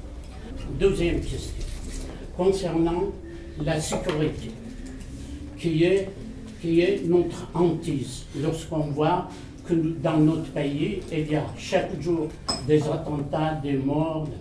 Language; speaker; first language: French; non-native, fluent; Arabic